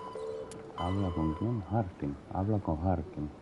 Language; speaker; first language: Spanish; non-native, fluent; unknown